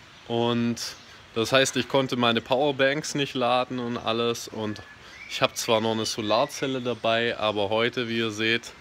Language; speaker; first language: German; native; German